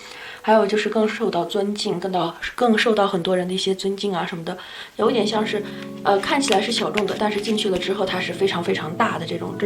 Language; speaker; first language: Chinese; native; Chinese